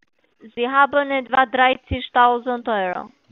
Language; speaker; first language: German; non-native, learner; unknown